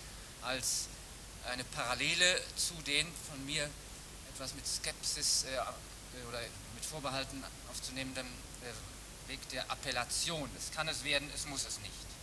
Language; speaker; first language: German; native; German